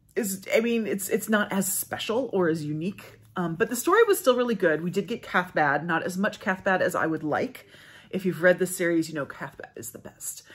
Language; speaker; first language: English; native; English